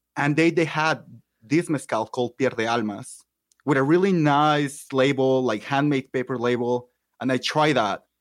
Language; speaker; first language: English; non-native, fluent; Spanish